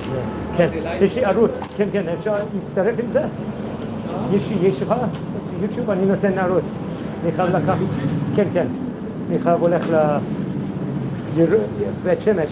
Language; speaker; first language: Hebrew; non-native, learner; English